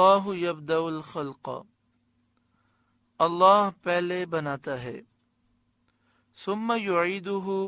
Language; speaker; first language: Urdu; native; Urdu